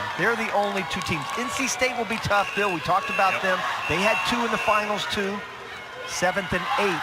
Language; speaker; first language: English; native; English